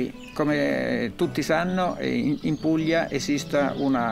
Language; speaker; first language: Italian; native; Italian